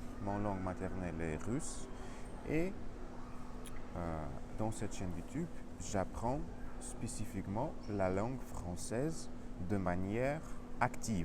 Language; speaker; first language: French; non-native, learner; Russian